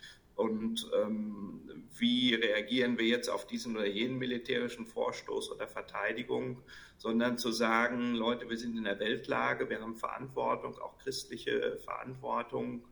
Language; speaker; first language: German; native; German